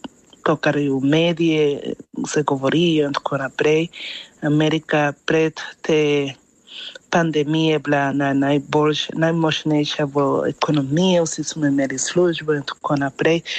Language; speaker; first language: Slovenian; non-native, fluent; Spanish